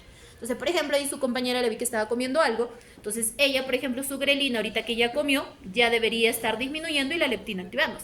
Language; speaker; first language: Spanish; native; Spanish